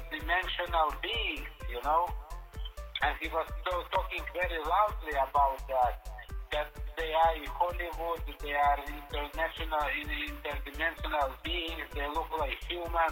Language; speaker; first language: English; non-native, learner; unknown